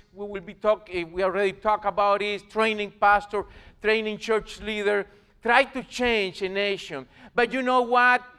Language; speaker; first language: English; non-native, learner; Spanish